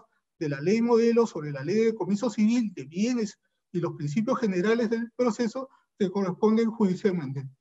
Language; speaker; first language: Spanish; native; Spanish